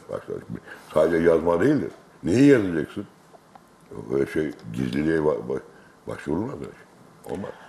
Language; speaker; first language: Turkish; native; Turkish